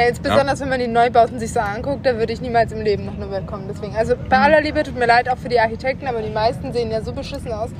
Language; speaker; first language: German; native; German